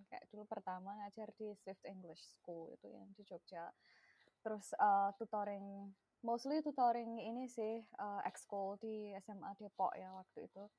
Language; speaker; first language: Indonesian; non-native, local second language; Javanese